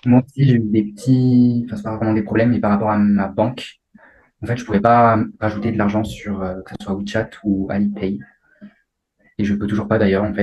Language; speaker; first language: French; native; French